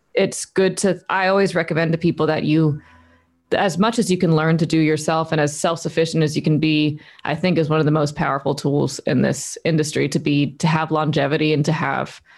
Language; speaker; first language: English; native; English